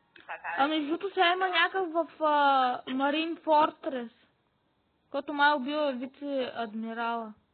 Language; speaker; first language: Bulgarian; native; Bulgarian